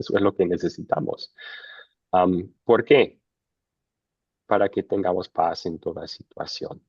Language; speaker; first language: Spanish; non-native, fluent; English